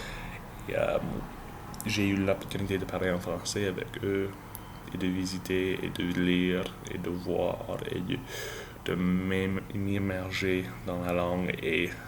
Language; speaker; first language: French; non-native, learner; English